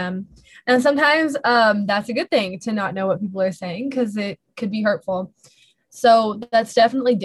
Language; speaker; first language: English; native; English